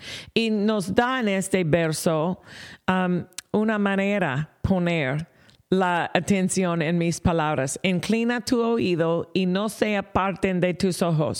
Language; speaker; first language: Spanish; non-native, fluent; English